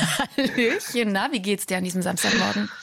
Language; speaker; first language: German; native; German